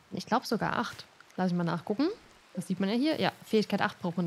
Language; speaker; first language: German; native; German